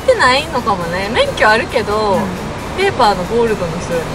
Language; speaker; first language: Japanese; native; Japanese